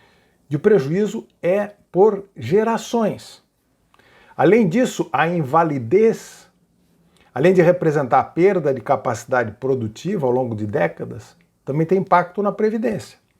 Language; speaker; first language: Portuguese; native; Portuguese